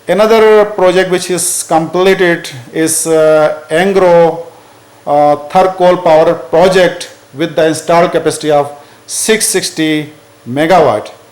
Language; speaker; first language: English; non-native, local second language; Urdu